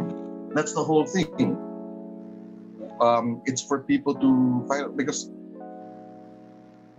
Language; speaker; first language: English; non-native, local second language; Filipino